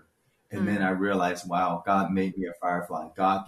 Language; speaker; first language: English; early bilingual, other home language; Chinese